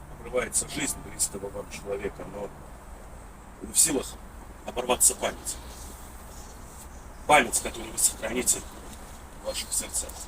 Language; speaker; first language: Russian; native; Russian